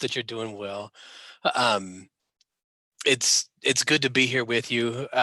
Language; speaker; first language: English; native; English